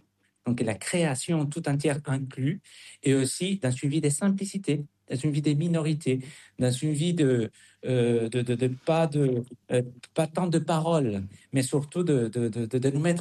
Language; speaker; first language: French; non-native, fluent; Spanish